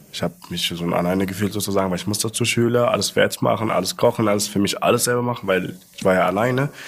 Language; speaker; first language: German; non-native, fluent; Arabic